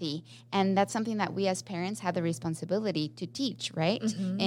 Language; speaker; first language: English; non-native, fluent; Spanish